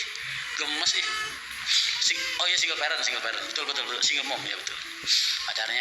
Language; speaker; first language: Indonesian; native; Indonesian